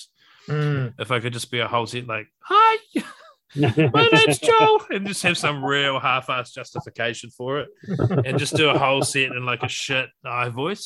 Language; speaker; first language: English; native; English